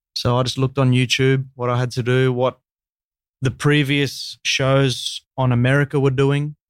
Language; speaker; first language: English; native; English